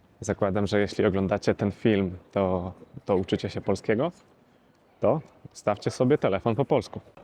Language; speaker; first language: Polish; native; Polish